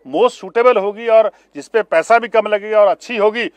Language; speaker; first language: Hindi; non-native, local second language; Punjabi